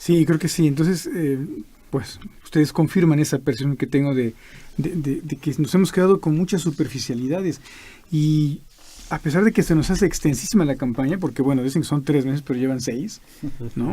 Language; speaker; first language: Spanish; native; Spanish